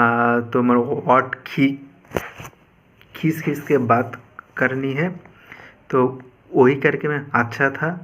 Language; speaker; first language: Hindi; non-native, local second language; Bangla